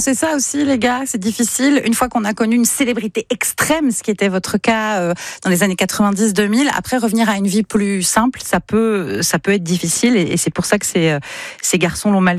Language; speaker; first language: French; native; French